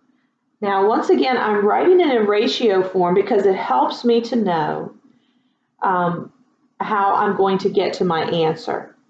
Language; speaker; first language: English; native; English